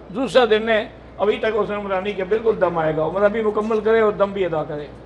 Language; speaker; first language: Urdu; native; Urdu